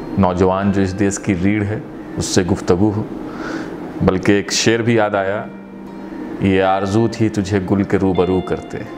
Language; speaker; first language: Hindi; native; Hindi